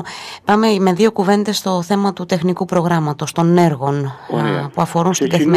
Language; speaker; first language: Greek; native; Greek